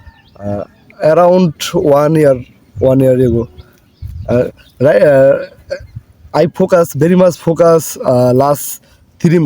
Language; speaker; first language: English; non-native, learner; Bangla